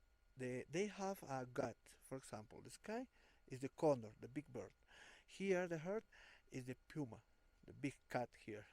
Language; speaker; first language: English; non-native, learner; Spanish